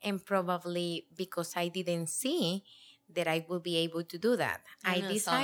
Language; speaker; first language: English; non-native, learner; Spanish